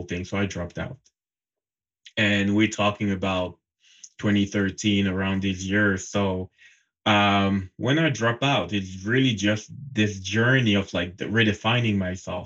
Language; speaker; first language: English; non-native, local second language; French